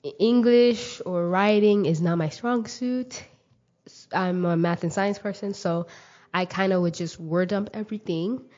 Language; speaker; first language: English; early bilingual, other home language; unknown